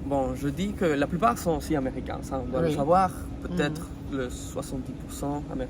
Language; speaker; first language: French; non-native, fluent; Spanish